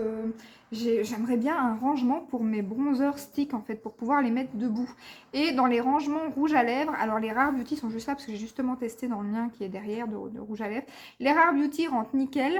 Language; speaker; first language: French; native; French